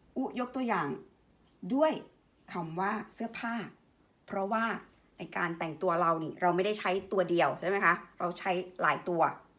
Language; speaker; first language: Thai; native; Thai